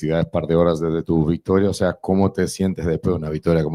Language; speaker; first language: Spanish; native; Spanish